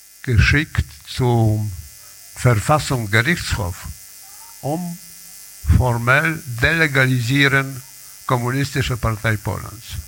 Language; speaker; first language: German; non-native, learner; Polish